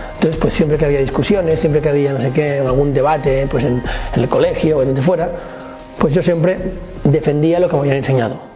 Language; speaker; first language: Spanish; native; Spanish